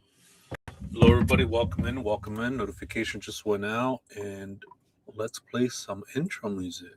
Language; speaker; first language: English; native; English